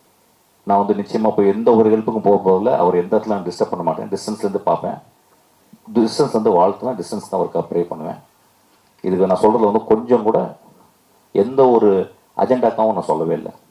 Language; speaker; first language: Tamil; native; Tamil